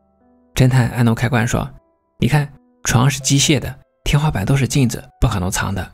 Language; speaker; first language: Chinese; native; Chinese